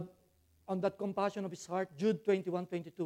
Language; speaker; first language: English; non-native, local second language; Filipino